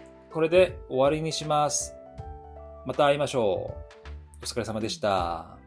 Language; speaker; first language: Japanese; non-native, fluent; Korean